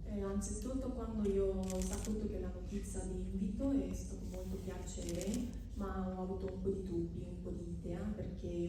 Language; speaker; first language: Italian; non-native, fluent; Korean